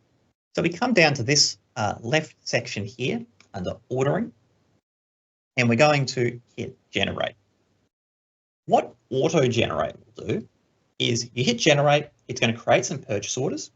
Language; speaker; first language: English; native; English